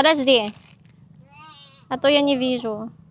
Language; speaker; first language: Russian; non-native, learner; Filipino